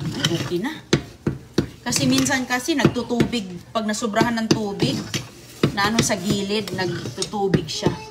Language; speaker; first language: Filipino; non-native, local second language; Cebuano